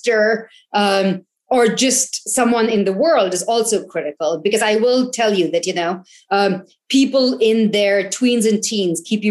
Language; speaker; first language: English; non-native, local second language; Tamil